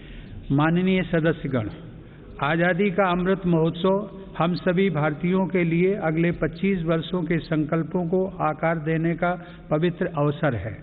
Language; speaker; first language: Hindi; native; Hindi